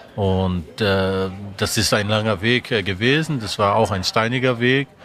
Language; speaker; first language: German; non-native, fluent; Portuguese